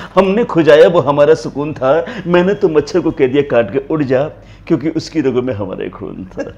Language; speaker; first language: Hindi; native; Hindi